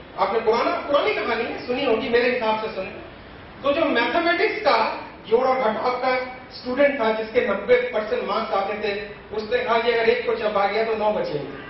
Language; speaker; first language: Hindi; native; Hindi